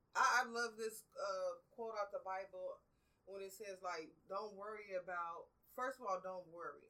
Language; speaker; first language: English; native; English